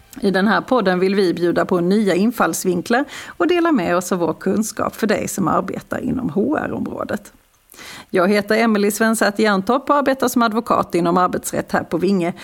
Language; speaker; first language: Swedish; native; Swedish